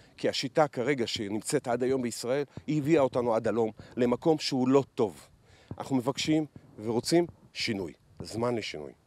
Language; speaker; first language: Hebrew; early bilingual, other home language; Russian